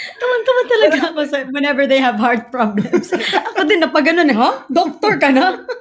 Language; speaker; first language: Filipino; non-native, local second language; Cebuano